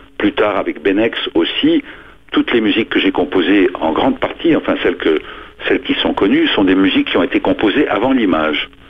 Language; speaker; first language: French; non-native, local second language; Arabic